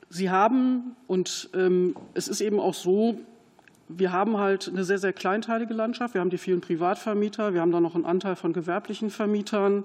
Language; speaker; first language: German; native; German